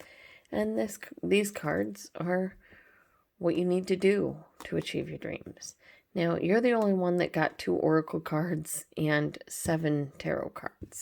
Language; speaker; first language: English; native; English